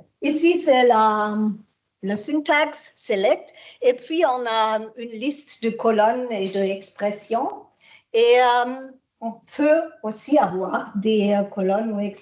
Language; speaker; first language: French; non-native, fluent; German